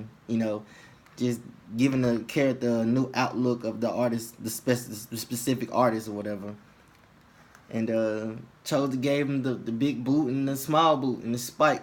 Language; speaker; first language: English; native; English